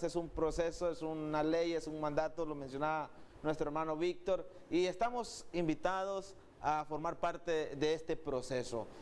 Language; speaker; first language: Spanish; native; Spanish